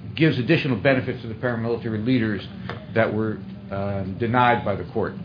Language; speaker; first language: English; native; English